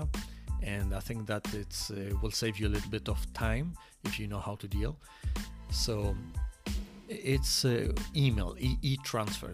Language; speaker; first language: English; non-native, fluent; Greek